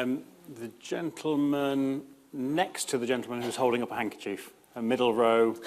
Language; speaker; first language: English; native; English